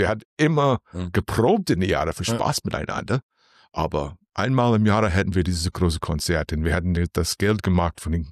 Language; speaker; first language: German; non-native, learner; English